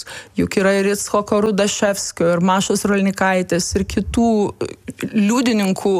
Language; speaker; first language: Lithuanian; native; Lithuanian